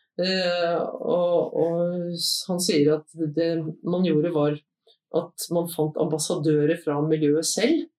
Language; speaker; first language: Norwegian; native; Norwegian